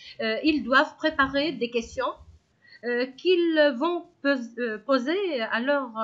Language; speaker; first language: French; non-native, local second language; Arabic